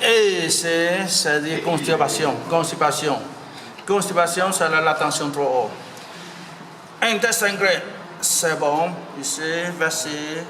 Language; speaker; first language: French; non-native, learner; Vietnamese